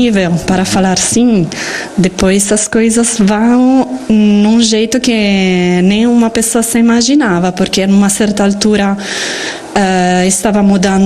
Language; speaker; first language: Portuguese; non-native, fluent; Italian